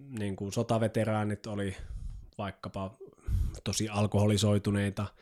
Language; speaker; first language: Finnish; native; Finnish